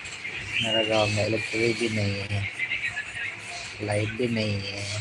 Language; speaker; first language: Hindi; non-native, local second language; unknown